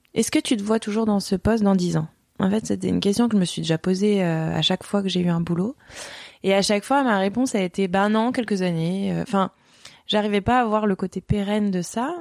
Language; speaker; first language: French; native; French